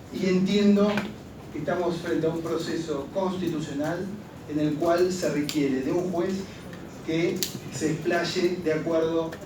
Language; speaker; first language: Spanish; native; Spanish